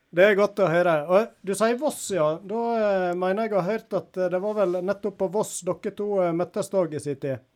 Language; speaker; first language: Norwegian; native; Norwegian